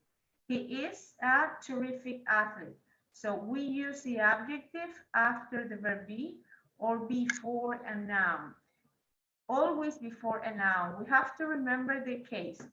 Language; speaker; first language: English; non-native, fluent; Spanish